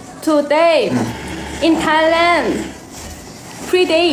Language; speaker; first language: English; non-native, learner; Korean